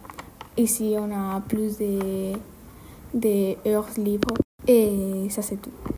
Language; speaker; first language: French; non-native, learner; Spanish